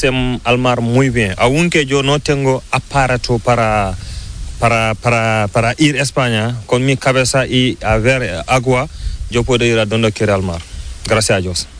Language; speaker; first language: Spanish; non-native, learner; Fula